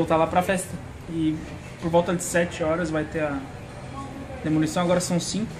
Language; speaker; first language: Portuguese; native; Portuguese